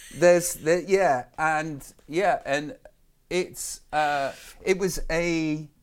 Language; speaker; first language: English; native; English